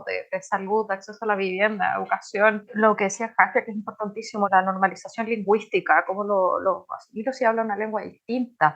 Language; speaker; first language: Spanish; native; Spanish